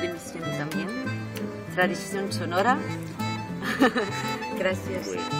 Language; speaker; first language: Spanish; non-native, learner; Portuguese